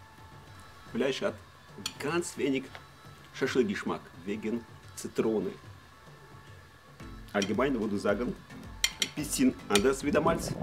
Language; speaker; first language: German; non-native, fluent; Russian